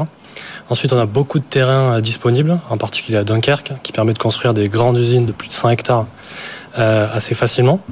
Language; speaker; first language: French; native; French